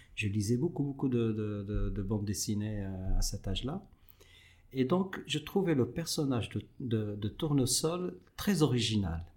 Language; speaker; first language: French; non-native, local second language; Arabic